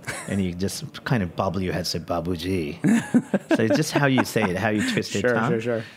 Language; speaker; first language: English; non-native, local second language; Punjabi